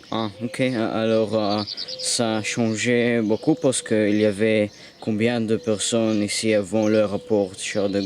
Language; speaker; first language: French; non-native, learner; English